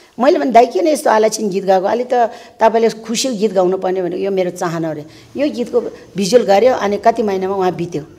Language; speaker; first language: Nepali; non-native, local second language; Eastern Tamang